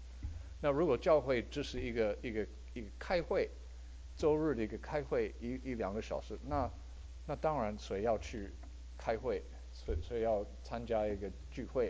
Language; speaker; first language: Chinese; early bilingual, heritage; Chinese